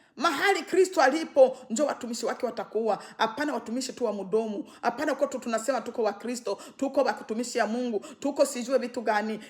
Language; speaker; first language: Swahili; native; Swahili